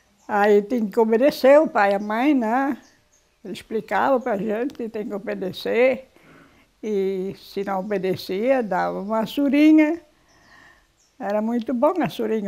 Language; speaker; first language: Portuguese; non-native, local second language; German